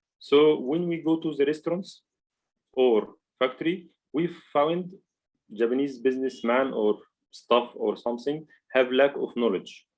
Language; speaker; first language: English; non-native, learner; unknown